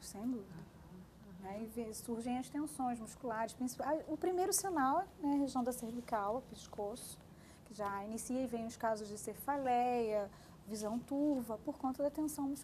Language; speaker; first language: Portuguese; native; Portuguese